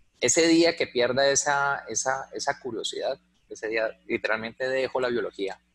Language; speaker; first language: Spanish; native; Spanish